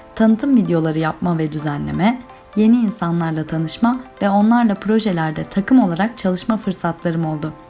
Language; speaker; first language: Turkish; non-native, fluent; Arabic